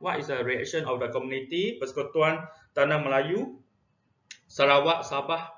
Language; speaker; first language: English; non-native, local second language; Malay